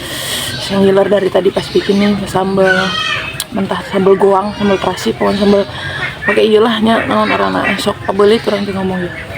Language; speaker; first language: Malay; non-native, local second language; Sundanese